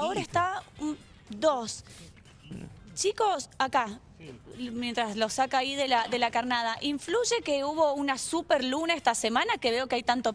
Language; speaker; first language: Spanish; native; Spanish